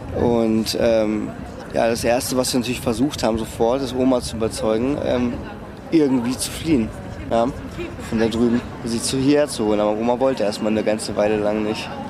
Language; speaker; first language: German; early bilingual, other home language; Russian